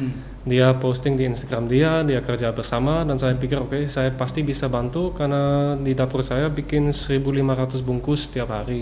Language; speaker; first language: Indonesian; early bilingual, other home language; English